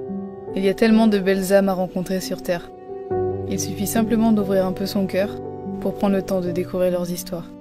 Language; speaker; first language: French; native; French